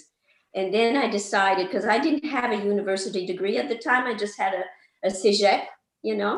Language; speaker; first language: English; non-native, fluent; French